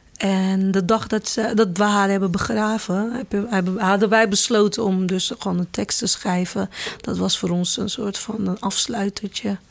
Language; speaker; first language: Dutch; early bilingual, other home language; Kabuverdianu